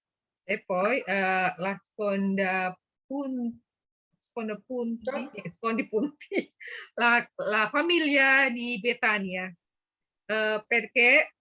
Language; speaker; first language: Italian; non-native, learner; Indonesian